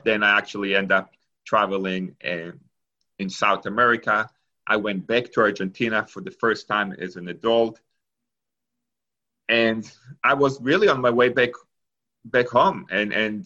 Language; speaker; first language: English; non-native, fluent; Hebrew